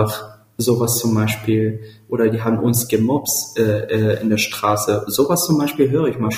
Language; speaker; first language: German; non-native, fluent; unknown